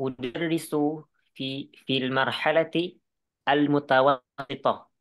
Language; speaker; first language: Arabic; non-native, learner; Indonesian